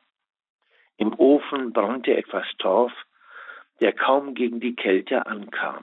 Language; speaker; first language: German; native; German